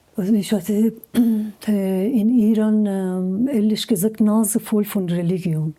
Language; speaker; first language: German; non-native, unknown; Persian